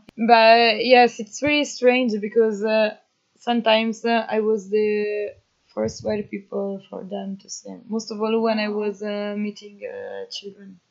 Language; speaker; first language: English; non-native, fluent; Italian